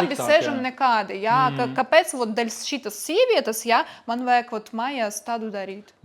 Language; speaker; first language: Latvian; non-native, local second language; Russian